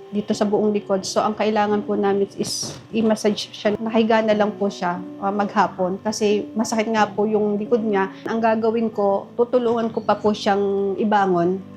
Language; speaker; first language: Filipino; native; Filipino